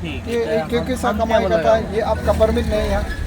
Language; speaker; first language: Hindi; non-native, local second language; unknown